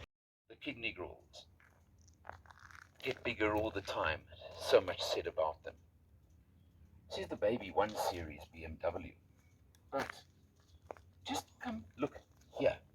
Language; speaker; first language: English; native; English